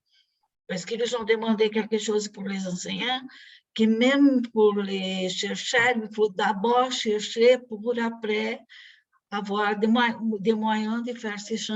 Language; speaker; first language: French; non-native, fluent; Portuguese